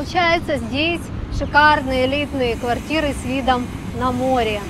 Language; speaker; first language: Russian; native; Russian